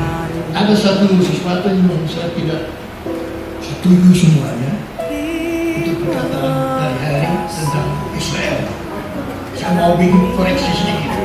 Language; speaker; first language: Indonesian; non-native, learner; Dutch